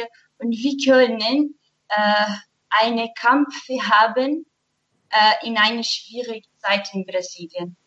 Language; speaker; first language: German; non-native, learner; Portuguese